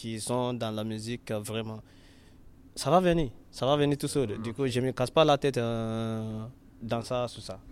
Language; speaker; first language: French; non-native, learner; Yoruba